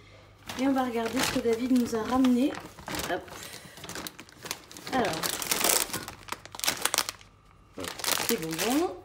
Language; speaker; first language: French; native; French